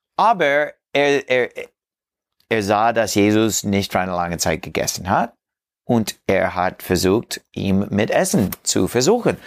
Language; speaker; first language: German; non-native, learner; English